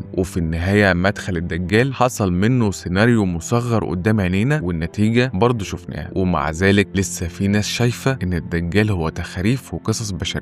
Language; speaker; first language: Arabic; native; Arabic